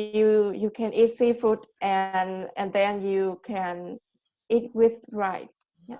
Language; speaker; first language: English; non-native, learner; Vietnamese